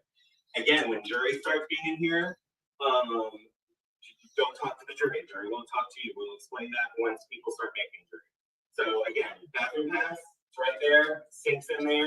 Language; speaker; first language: English; native; English